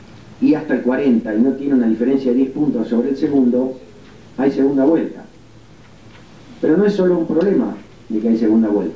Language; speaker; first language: Spanish; native; Spanish